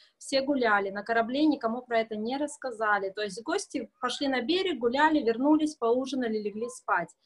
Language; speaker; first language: Russian; native; Russian